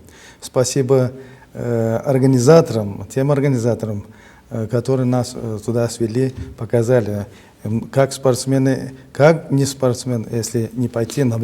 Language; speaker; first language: Russian; non-native, fluent; Turkmen